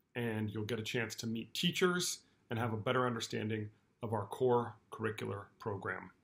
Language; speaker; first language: English; native; English